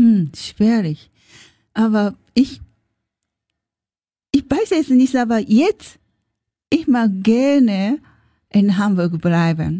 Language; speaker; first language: German; non-native, learner; Japanese